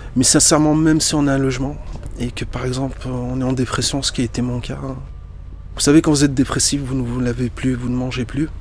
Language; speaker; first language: French; early bilingual, other home language; Arabic